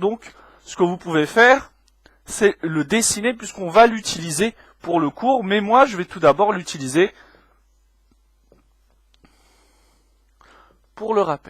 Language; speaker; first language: French; native; French